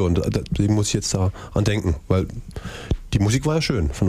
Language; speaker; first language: German; native; German